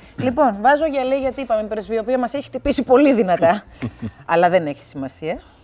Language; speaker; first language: Greek; native; Greek